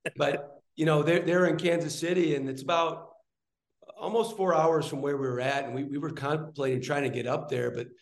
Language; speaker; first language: English; native; English